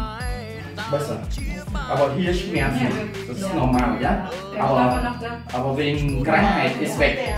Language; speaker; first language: German; non-native, learner; Khmer